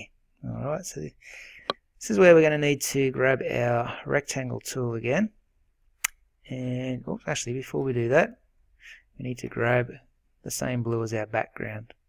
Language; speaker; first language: English; native; English